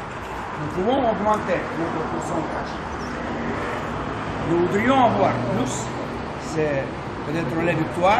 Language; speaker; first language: French; non-native, learner; Russian